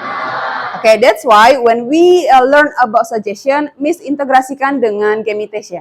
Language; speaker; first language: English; non-native, fluent; Indonesian